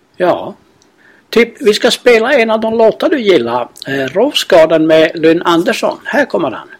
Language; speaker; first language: Swedish; native; Swedish